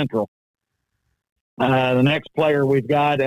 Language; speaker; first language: English; native; English